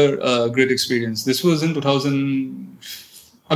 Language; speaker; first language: English; non-native, local second language; Assamese